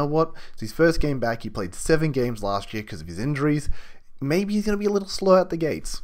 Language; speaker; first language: English; native; English